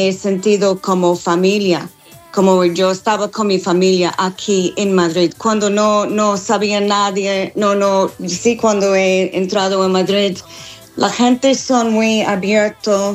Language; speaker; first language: Spanish; non-native, learner; English